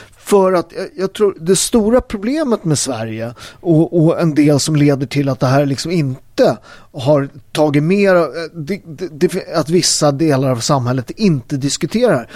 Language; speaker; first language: Swedish; early bilingual, other home language; Italian